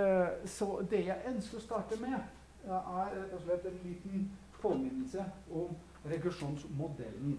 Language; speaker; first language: Norwegian; non-native, fluent; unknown